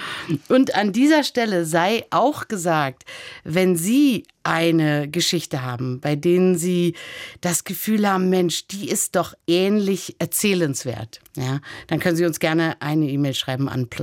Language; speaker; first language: German; native; German